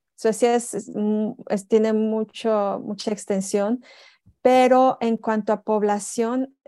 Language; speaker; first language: Spanish; native; Spanish